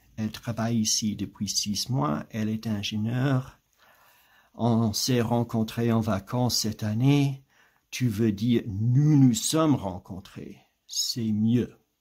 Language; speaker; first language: French; non-native, fluent; English